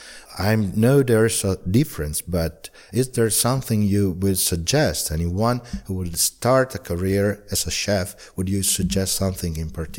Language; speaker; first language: English; non-native, fluent; Italian